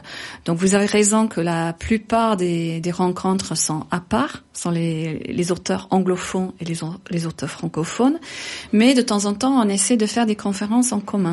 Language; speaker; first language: French; non-native, fluent; English